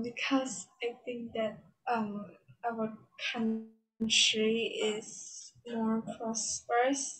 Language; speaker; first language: English; non-native, learner; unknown